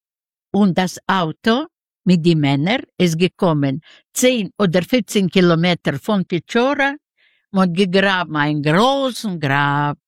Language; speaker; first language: German; non-native, learner; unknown